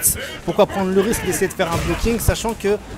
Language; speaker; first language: French; native; French